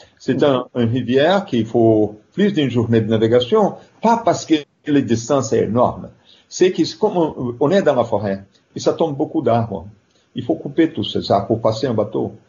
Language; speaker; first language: French; non-native, fluent; Portuguese